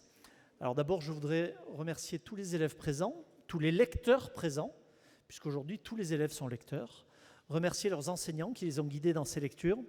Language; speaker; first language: French; native; French